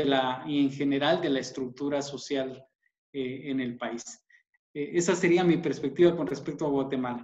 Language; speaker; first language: Spanish; native; Spanish